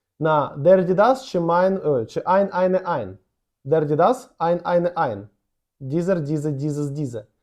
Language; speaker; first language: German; non-native, fluent; Ukrainian